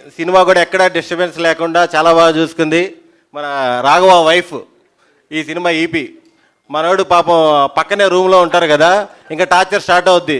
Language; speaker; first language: Telugu; native; Telugu